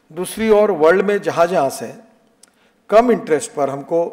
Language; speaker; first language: Hindi; non-native, local second language; Marathi